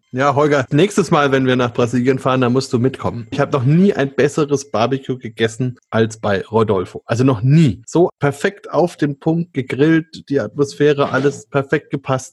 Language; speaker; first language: German; native; German